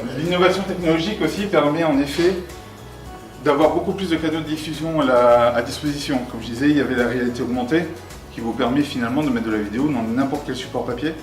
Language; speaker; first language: French; native; French